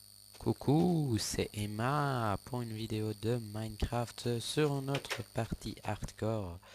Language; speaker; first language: French; native; French